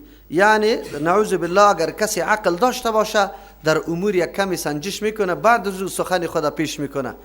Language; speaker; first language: Persian; native; Persian